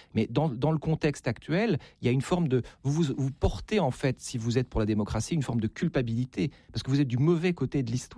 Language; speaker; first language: French; native; French